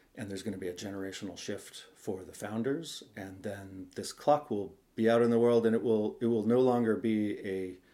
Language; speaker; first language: English; native; English